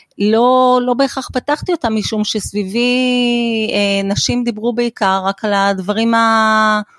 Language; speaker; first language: Hebrew; native; Hebrew